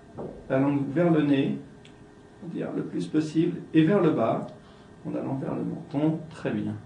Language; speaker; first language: French; native; French